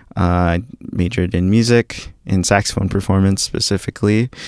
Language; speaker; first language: English; early bilingual, other home language; Filipino